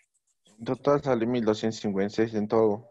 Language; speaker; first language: Spanish; native; Spanish